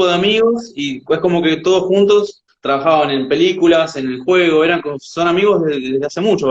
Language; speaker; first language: Spanish; native; Spanish